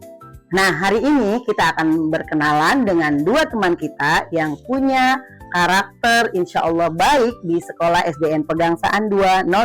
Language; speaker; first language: Indonesian; native; Indonesian